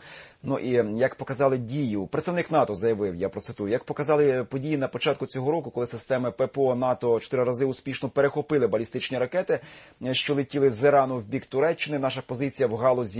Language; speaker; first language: Ukrainian; native; Ukrainian